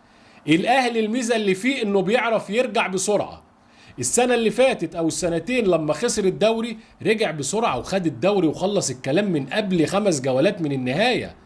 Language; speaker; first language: Arabic; native; Arabic